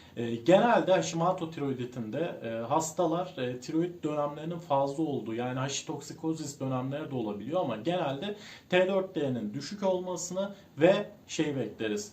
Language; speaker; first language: Turkish; native; Turkish